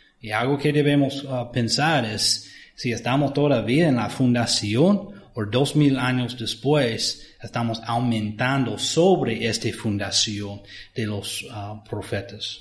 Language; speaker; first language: Spanish; non-native, fluent; English